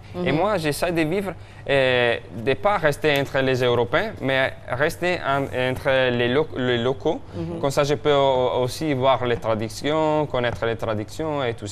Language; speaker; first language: French; non-native, fluent; Italian